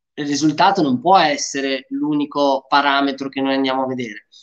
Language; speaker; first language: Italian; early bilingual, other home language; Romanian